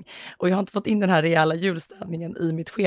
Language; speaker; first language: Swedish; native; Swedish